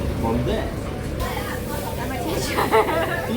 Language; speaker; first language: English; non-native, learner; Korean